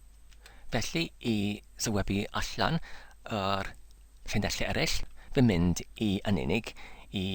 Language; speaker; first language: Welsh; non-native, learner; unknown